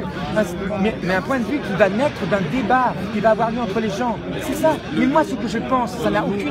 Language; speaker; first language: French; native; French